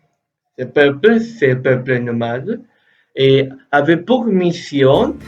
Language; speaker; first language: French; non-native, learner; Spanish